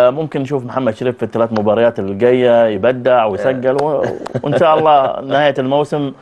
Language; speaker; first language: Arabic; native; Arabic